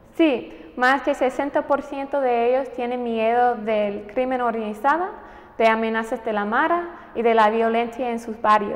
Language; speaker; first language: Spanish; non-native, fluent; English